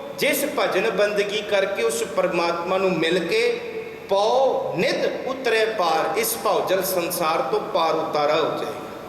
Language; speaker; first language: Punjabi; early bilingual, heritage; Punjabi